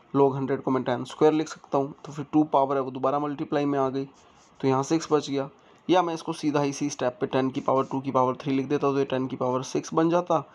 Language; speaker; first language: Hindi; native; Hindi